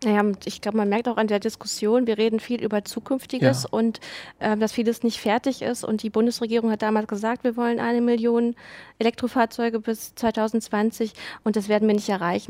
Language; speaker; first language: German; native; German